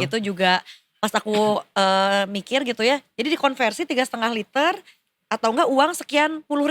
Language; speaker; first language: Indonesian; native; Indonesian